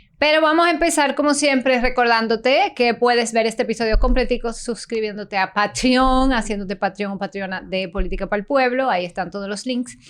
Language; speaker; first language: Spanish; native; Spanish